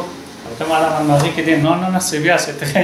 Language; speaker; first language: French; non-native, learner; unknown